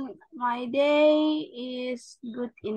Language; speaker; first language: English; non-native, learner; Indonesian